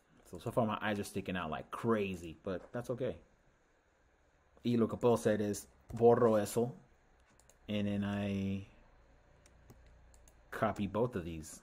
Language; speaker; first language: English; early bilingual, other home language; Spanish